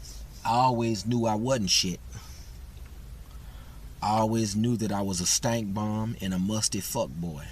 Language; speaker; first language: English; native; English